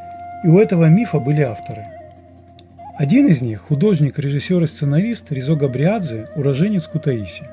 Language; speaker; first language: Russian; native; Russian